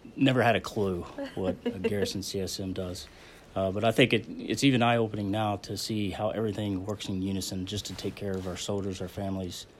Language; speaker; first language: English; native; English